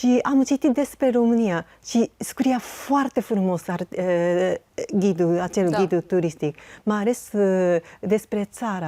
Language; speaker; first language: Romanian; non-native, learner; Japanese